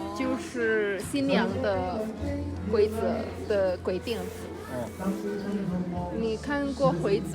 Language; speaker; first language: Chinese; non-native, learner; Indonesian